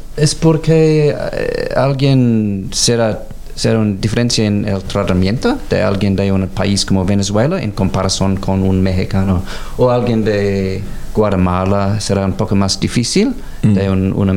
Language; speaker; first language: Spanish; non-native, learner; English